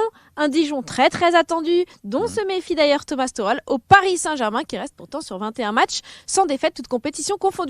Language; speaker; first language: French; native; French